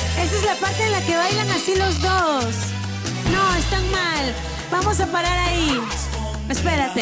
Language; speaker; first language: Spanish; native; Spanish